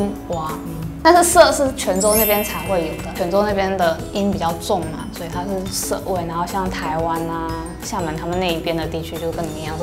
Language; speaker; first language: Chinese; native; Chinese